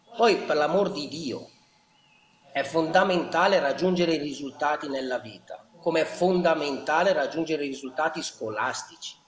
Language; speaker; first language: Italian; native; Italian